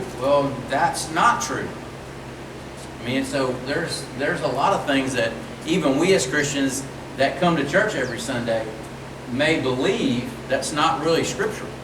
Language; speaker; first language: English; native; English